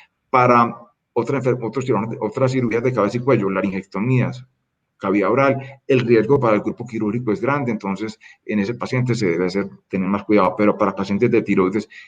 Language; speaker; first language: Spanish; native; Spanish